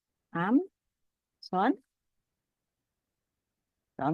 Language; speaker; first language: German; non-native, fluent; Indonesian